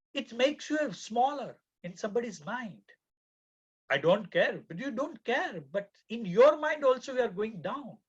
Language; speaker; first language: English; non-native, local second language; Gujarati